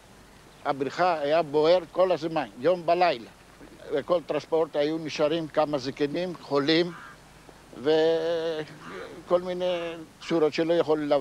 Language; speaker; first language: Hebrew; non-native, fluent; Ladino